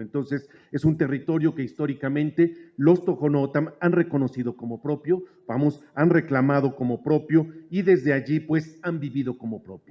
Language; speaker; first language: Spanish; native; Spanish